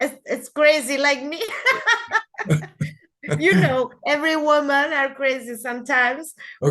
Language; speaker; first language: English; non-native, learner; Spanish